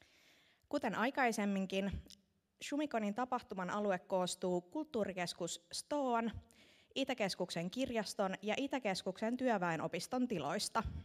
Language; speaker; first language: Finnish; native; Finnish